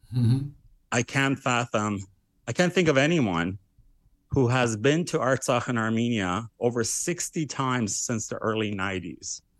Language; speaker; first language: English; early bilingual, other home language; Armenian